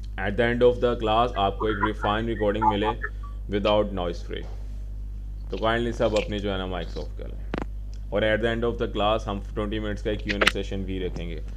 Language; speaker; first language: Urdu; non-native, local second language; Punjabi